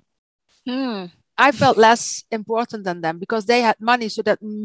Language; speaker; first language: English; non-native, fluent; Dutch